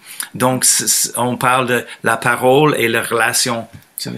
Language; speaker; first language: French; non-native, fluent; English